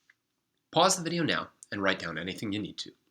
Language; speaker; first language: English; native; English